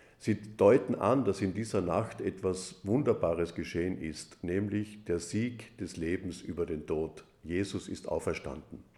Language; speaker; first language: German; native; German